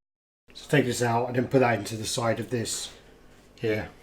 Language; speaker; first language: English; native; English